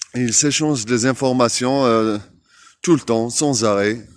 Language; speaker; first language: French; non-native, local second language; Arabic